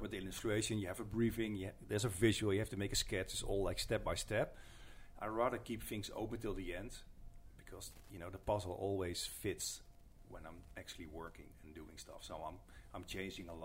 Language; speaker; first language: English; non-native, fluent; Dutch